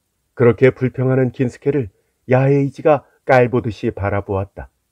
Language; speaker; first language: Korean; native; Korean